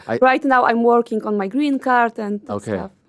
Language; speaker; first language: English; non-native, learner; Polish